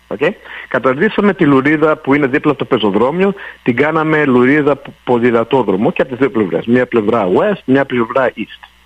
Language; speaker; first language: Greek; early bilingual, heritage; Greek